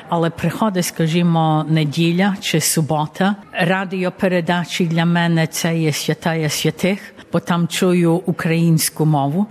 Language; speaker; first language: Ukrainian; early bilingual, heritage; Ukrainian